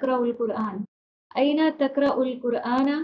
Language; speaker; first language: Arabic; non-native, fluent; Urdu